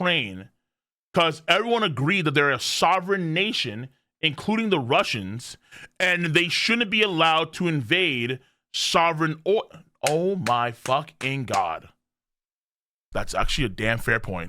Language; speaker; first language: English; native; English